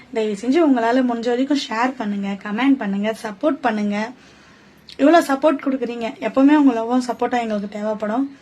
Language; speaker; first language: Tamil; non-native, local second language; Urdu